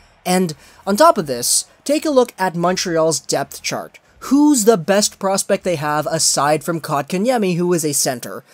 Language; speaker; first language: English; native; English